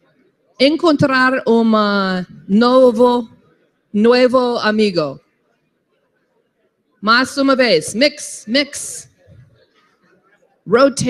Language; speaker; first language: Spanish; non-native, learner; English